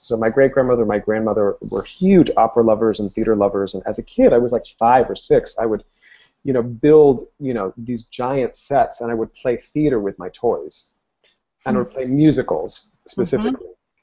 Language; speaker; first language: English; early bilingual, other home language; Spanish